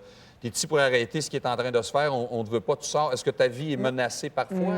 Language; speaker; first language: French; native; French